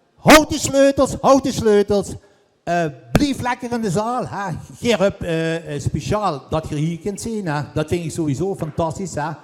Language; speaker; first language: Dutch; native; Dutch